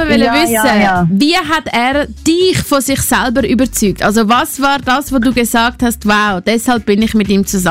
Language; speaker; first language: German; native; German